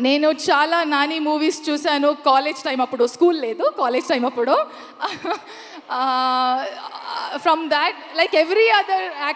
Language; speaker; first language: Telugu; non-native, learner; Kannada